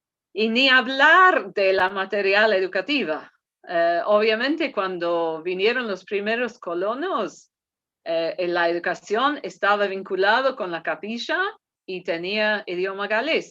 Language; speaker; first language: Spanish; non-native, fluent; English